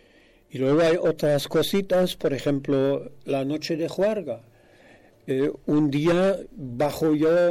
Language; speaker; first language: Spanish; non-native, fluent; German